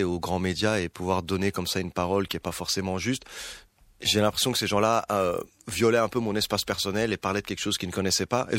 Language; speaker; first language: French; early bilingual, other home language; Arabic